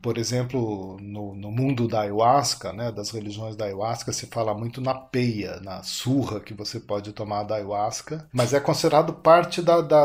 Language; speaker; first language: Portuguese; native; Portuguese